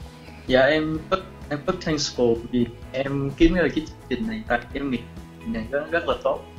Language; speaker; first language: Vietnamese; early bilingual, heritage; Vietnamese